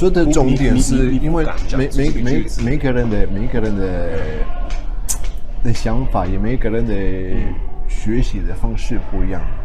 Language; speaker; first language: Chinese; non-native, fluent; Spanish